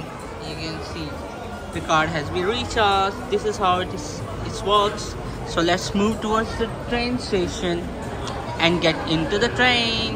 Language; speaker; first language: English; non-native, local second language; Urdu